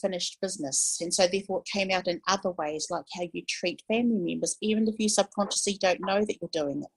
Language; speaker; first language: English; native; English